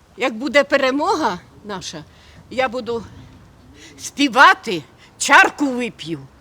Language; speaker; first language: Ukrainian; native; Ukrainian